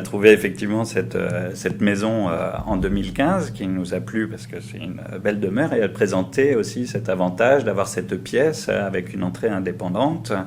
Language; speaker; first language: French; native; French